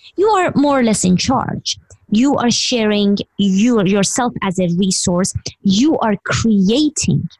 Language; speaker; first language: English; non-native, fluent; Persian